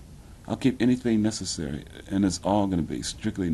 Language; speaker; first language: English; native; English